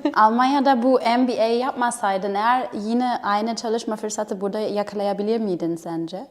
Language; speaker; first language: Turkish; early bilingual, heritage; Turkish